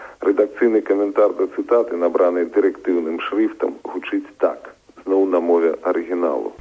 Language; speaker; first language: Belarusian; native; Belarusian